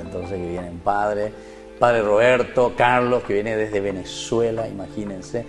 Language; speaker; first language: Spanish; native; Spanish